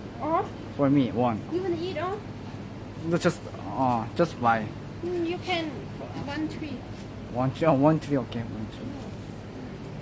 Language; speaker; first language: English; non-native, learner; Korean